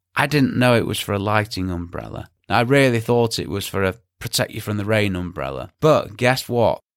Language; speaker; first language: English; native; English